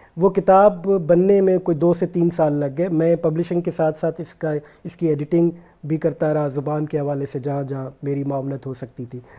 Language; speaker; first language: Urdu; non-native, local second language; Baluchi